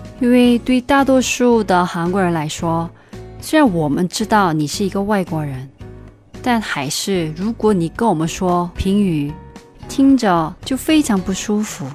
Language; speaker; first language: Chinese; non-native, fluent; Korean